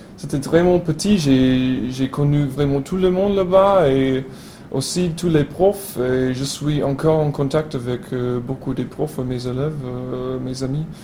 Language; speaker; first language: French; non-native, learner; English